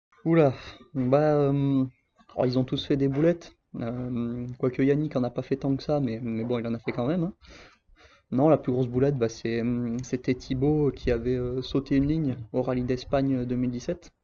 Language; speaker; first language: French; native; French